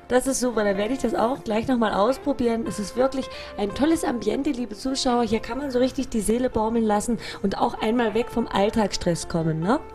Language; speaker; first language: German; native; German